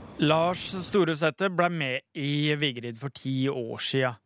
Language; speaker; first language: Norwegian; native; Norwegian